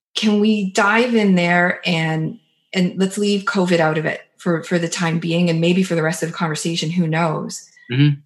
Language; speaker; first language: English; native; English